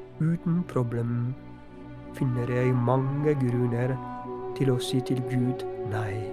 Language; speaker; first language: Norwegian; non-native, fluent; Polish